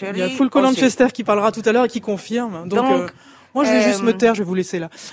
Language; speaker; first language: French; native; French